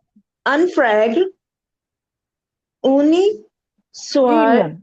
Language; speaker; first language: French; non-native, learner; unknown